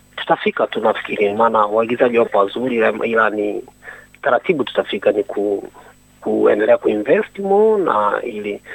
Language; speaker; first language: Swahili; native; Swahili